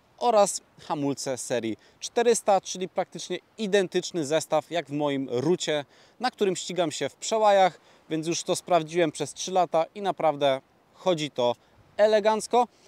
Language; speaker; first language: Polish; native; Polish